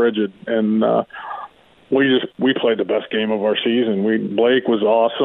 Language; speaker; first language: English; native; English